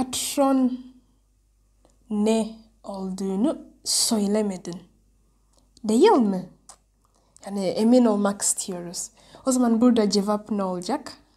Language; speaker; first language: Turkish; non-native, learner; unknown